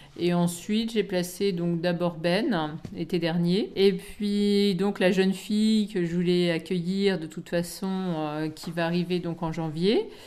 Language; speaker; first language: French; native; French